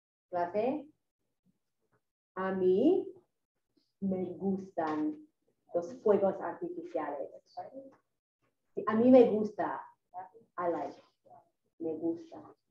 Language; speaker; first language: Spanish; non-native, fluent; English